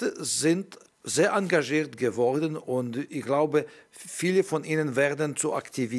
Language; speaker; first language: German; non-native, learner; Ukrainian